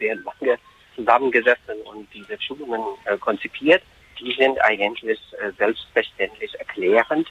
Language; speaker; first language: German; non-native, fluent; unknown